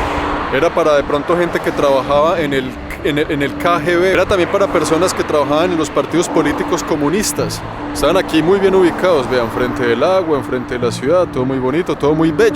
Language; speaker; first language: Spanish; native; Spanish